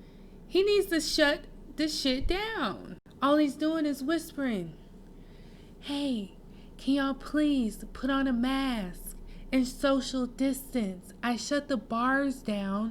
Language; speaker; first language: English; native; English